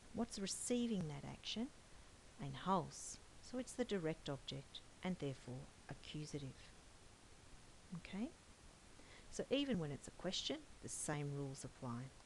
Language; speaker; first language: English; native; English